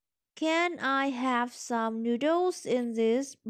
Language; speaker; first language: English; non-native, learner; Vietnamese